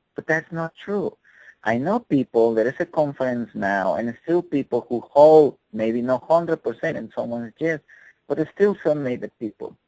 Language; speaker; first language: English; non-native, fluent; Spanish